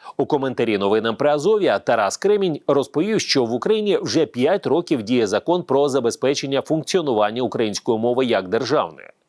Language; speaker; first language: Ukrainian; native; Ukrainian